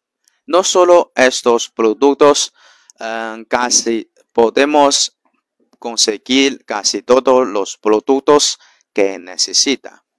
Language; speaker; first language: Spanish; non-native, learner; Chinese